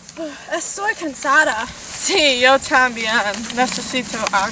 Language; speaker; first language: Spanish; non-native, learner; English